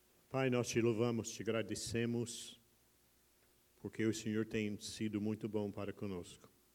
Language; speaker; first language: Portuguese; non-native, fluent; English